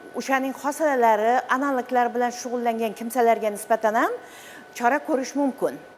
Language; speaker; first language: Uzbek; native; Uzbek